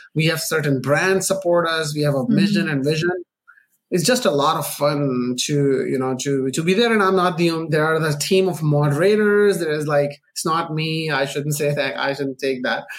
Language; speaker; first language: English; non-native, local second language; Urdu